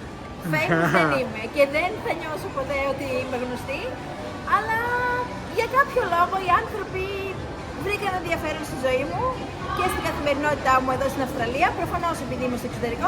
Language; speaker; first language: Greek; native; Greek